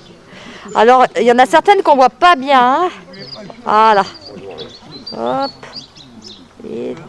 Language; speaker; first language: French; native; French